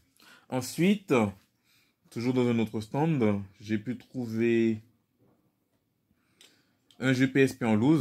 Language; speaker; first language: French; native; French